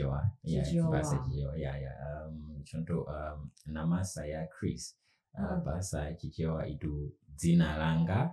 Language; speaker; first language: Indonesian; non-native, learner; Nyanja